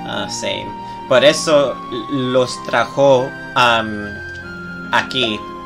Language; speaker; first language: Spanish; non-native, learner; English